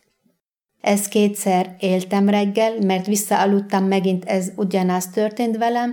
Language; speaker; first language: Hungarian; non-native, fluent; Arabic